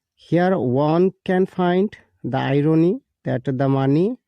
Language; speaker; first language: English; non-native, local second language; Assamese